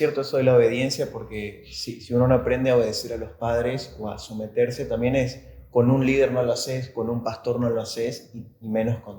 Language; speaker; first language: Spanish; native; Spanish